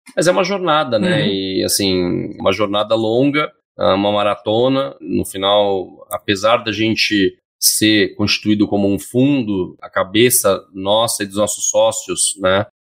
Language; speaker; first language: Portuguese; native; Portuguese